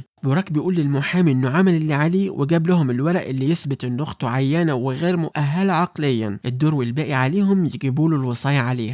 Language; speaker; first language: Arabic; native; Arabic